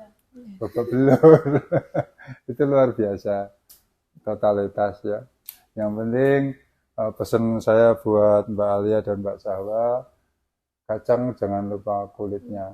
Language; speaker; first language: Indonesian; native; Indonesian